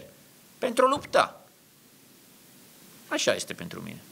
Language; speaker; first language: Romanian; non-native, learner; Italian